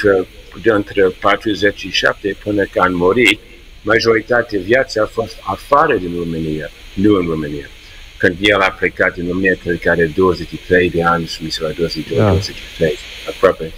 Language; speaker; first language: Romanian; early bilingual, heritage; English